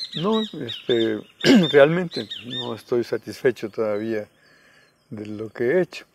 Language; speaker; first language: Spanish; native; Spanish